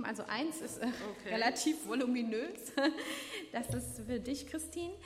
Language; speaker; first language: German; native; German